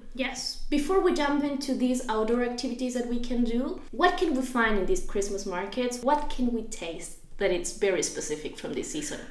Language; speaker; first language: English; non-native, fluent; Spanish